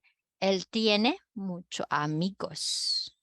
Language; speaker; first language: Spanish; non-native, fluent; Filipino